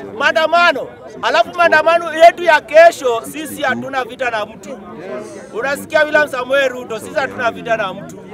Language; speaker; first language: Swahili; native; Swahili